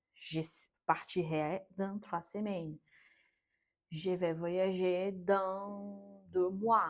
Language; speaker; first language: French; non-native, fluent; Portuguese